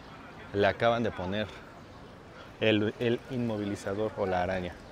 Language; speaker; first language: Spanish; native; Spanish